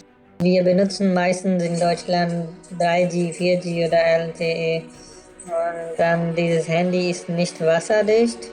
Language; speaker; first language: German; non-native, fluent; Urdu